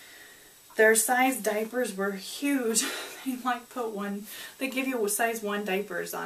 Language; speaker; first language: English; native; English